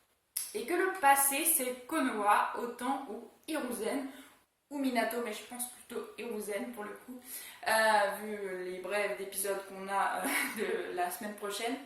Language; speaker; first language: French; native; French